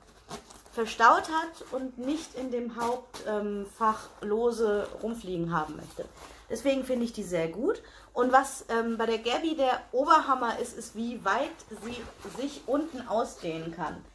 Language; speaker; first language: German; native; German